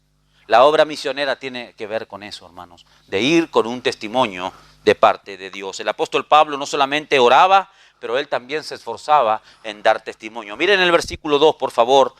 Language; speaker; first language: Spanish; native; Spanish